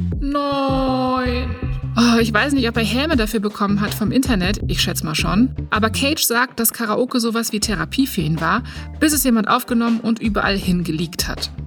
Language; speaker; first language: German; native; German